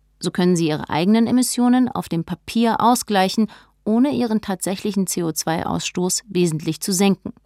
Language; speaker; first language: German; native; German